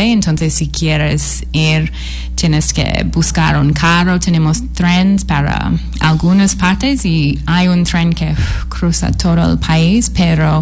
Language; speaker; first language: Spanish; non-native, fluent; English